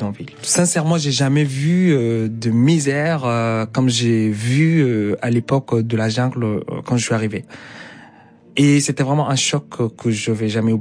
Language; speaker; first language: French; non-native, fluent; Arabic